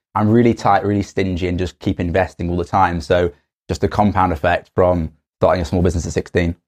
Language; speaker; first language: English; native; English